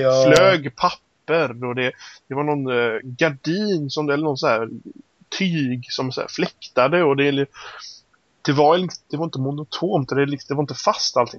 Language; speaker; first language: Swedish; native; Swedish